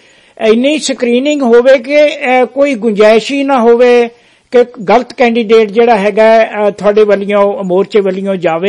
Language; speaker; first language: Punjabi; native; Punjabi